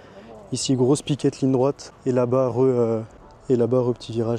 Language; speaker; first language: French; native; French